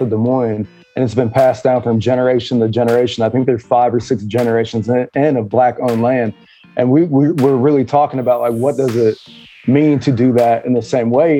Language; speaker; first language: English; native; English